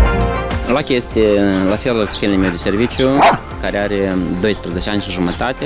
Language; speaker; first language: Romanian; non-native, local second language; Russian